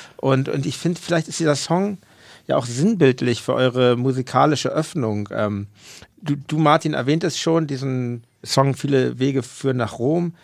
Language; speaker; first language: German; native; German